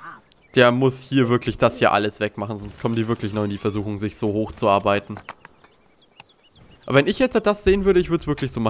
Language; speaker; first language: German; native; German